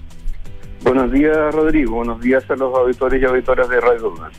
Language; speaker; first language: Spanish; native; Spanish